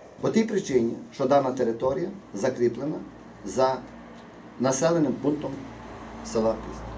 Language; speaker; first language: Ukrainian; native; Ukrainian